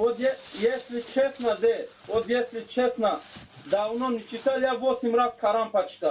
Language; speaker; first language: Russian; non-native, learner; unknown